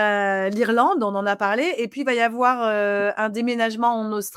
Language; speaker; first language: French; native; French